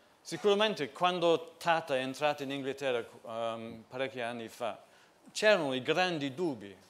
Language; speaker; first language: Italian; non-native, fluent; English